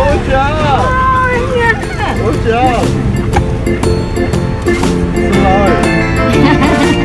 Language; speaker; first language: Vietnamese; non-native, learner; Czech